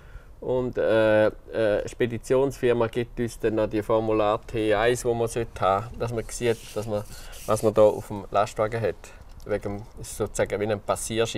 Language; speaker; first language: German; native; German